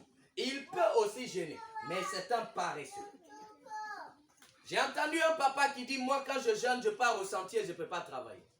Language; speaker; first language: French; non-native, local second language; Lingala